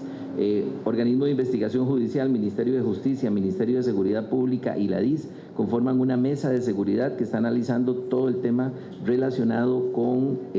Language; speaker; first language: Spanish; native; Spanish